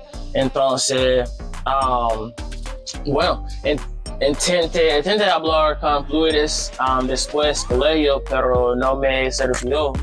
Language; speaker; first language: Spanish; non-native, learner; English